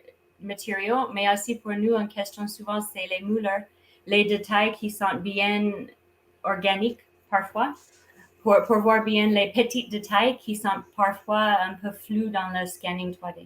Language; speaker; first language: French; non-native, fluent; English